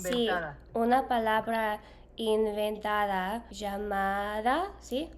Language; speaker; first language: Spanish; non-native, learner; English